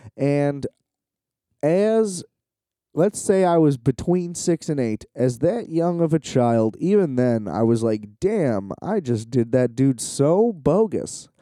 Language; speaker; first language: English; native; English